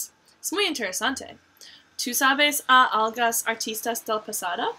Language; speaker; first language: Spanish; non-native, learner; English